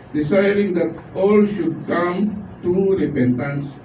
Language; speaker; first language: English; non-native, local second language; Filipino